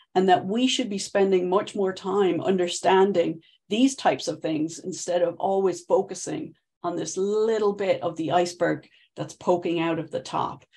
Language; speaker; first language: English; native; English